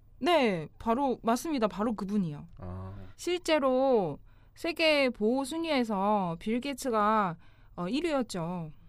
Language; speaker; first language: Korean; non-native, fluent; Chinese